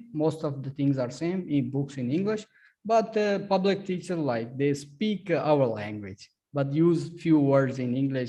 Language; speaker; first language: English; non-native, local second language; Urdu